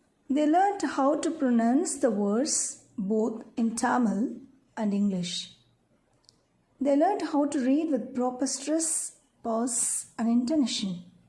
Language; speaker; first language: English; non-native, local second language; Tamil